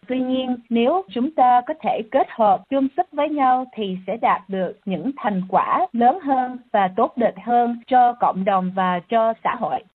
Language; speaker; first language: Vietnamese; early bilingual, heritage; Vietnamese